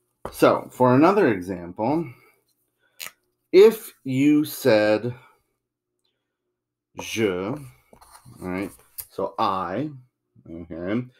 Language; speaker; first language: English; native; English